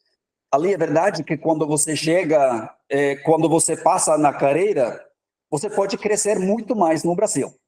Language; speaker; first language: Portuguese; non-native, fluent; Norwegian